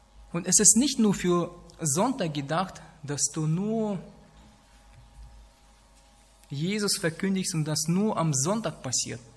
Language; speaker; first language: German; non-native, fluent; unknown